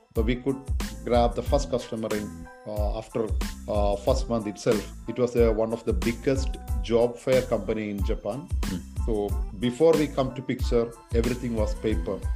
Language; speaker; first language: English; non-native, local second language; Malayalam